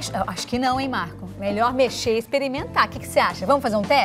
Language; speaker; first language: Portuguese; native; Portuguese